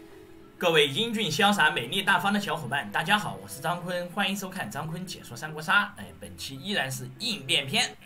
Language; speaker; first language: Chinese; native; Chinese